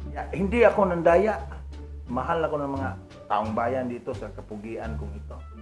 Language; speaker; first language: Filipino; non-native, local second language; Cebuano